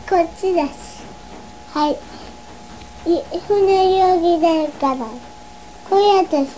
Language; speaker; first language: Japanese; native; Japanese